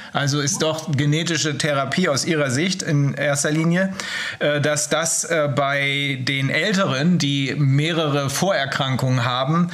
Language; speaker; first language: German; native; German